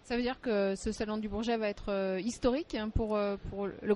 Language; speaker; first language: French; native; French